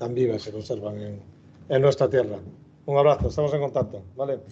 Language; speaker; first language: Spanish; native; Spanish